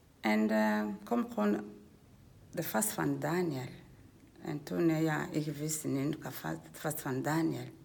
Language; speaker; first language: Dutch; non-native, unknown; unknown